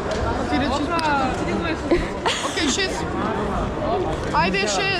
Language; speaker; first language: Macedonian; native; Macedonian